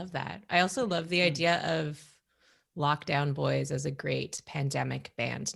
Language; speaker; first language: English; native; English